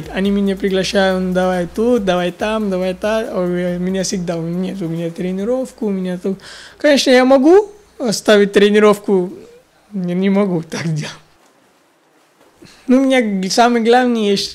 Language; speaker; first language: Russian; non-native, fluent; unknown